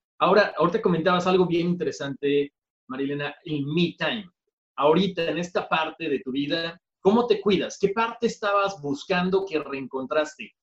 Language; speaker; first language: Spanish; native; Spanish